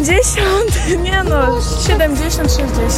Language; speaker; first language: Polish; non-native, learner; Ukrainian